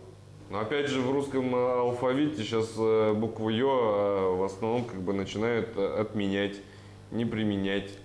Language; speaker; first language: Russian; native; Russian